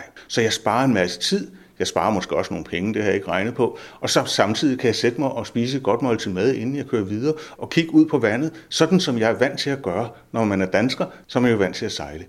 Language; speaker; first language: Danish; native; Danish